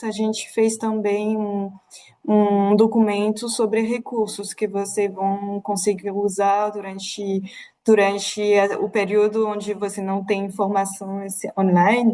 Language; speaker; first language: Portuguese; non-native, fluent; French